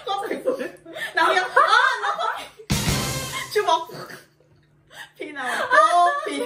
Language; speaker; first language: Korean; non-native, learner; Thai